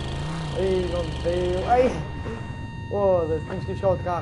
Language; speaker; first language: Portuguese; native; Portuguese